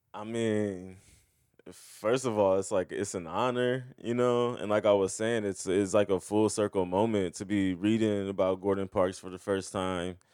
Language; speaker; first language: English; native; English